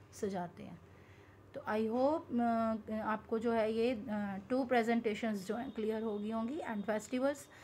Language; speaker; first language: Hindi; non-native, local second language; Punjabi